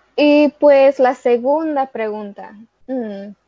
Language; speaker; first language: Spanish; early bilingual, heritage; Spanish